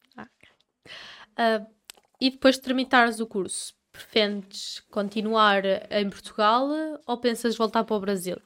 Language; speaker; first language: Portuguese; native; Portuguese